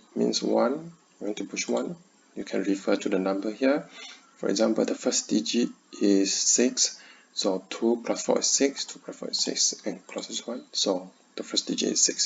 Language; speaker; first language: English; non-native, learner; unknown